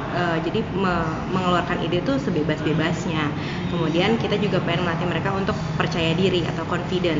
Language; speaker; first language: Indonesian; native; Indonesian